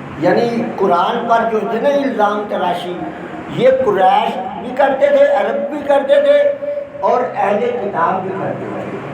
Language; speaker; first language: Urdu; non-native, local second language; Punjabi